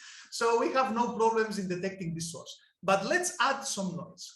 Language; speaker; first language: English; non-native, fluent; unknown